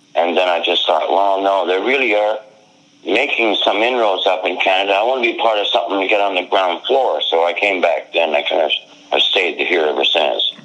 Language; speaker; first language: English; native; English